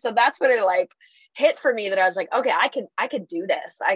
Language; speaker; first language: English; native; English